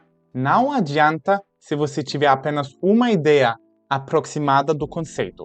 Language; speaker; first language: Portuguese; non-native, fluent; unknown